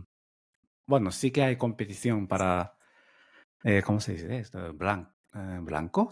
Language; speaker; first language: Spanish; non-native, fluent; Japanese